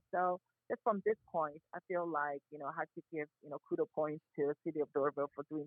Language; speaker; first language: English; native; English